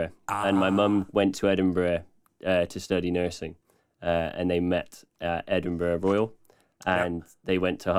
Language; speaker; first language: English; native; English